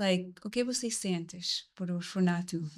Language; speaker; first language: Portuguese; non-native, learner; English